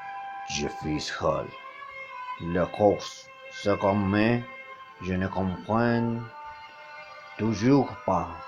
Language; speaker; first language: French; non-native, learner; Spanish